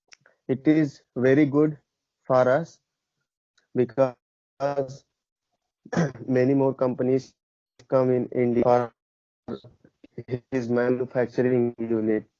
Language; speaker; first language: English; non-native, learner; Hindi